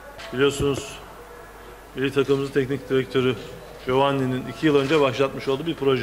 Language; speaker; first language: Turkish; native; Turkish